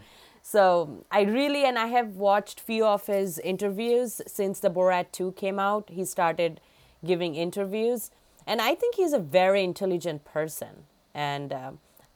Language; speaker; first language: English; non-native, local second language; Bangla